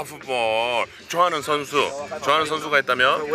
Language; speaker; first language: Korean; native; Korean